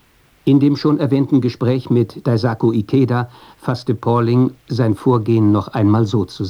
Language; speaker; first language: German; native; German